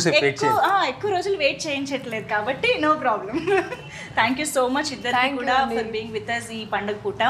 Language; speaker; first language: Telugu; native; Telugu